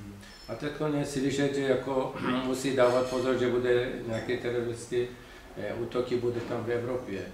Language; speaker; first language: Czech; non-native, fluent; Persian